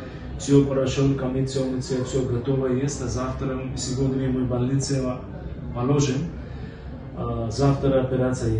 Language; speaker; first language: Russian; non-native, learner; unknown